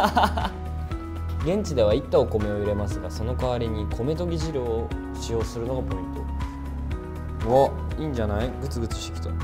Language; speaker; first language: Japanese; native; Japanese